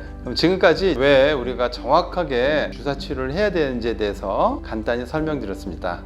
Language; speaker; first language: Korean; native; Korean